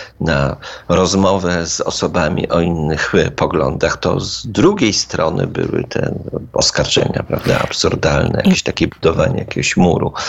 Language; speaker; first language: Polish; native; Polish